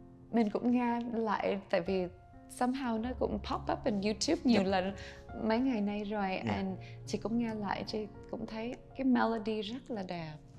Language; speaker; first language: Vietnamese; early bilingual, other home language; English